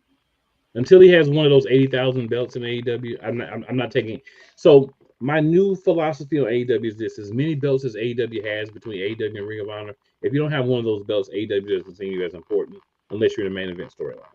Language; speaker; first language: English; native; English